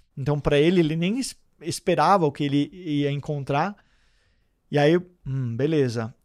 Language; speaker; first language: Portuguese; early bilingual, heritage; Danish